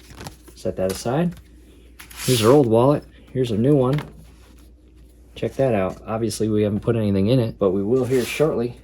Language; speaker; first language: English; native; English